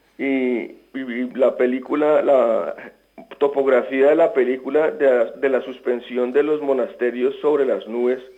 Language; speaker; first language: Spanish; non-native, fluent; Greek